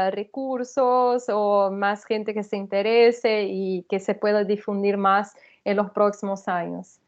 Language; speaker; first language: Spanish; non-native, fluent; Portuguese